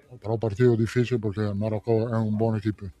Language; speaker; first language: Portuguese; non-native, fluent; Italian